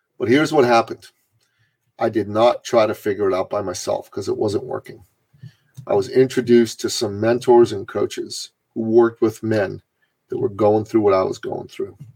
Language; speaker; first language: English; early bilingual, other home language; Persian